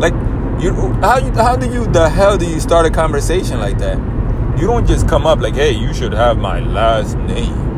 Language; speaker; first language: English; early bilingual, other home language; Spanish